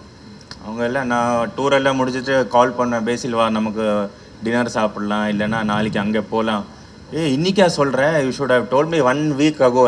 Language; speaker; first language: Tamil; non-native, learner; Malayalam